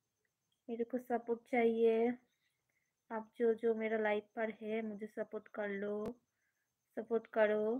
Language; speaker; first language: Hindi; non-native, learner; Bangla